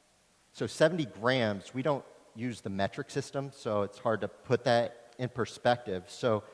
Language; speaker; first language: English; native; English